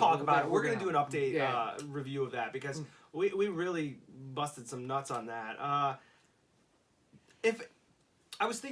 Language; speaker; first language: English; native; English